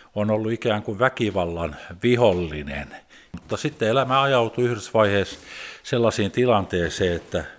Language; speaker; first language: Finnish; early bilingual, heritage; Finnish